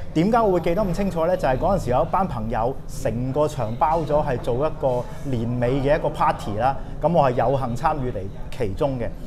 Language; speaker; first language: Cantonese; native; Cantonese